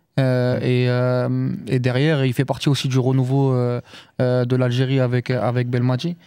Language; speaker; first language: French; native; French